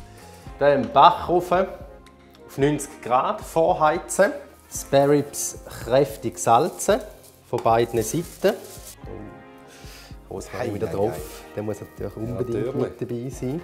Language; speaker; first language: German; native; German